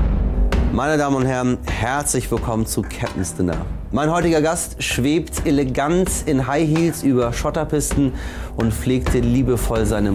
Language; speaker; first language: German; native; German